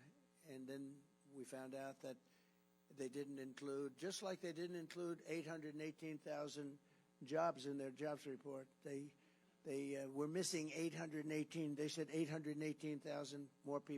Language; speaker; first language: English; native; English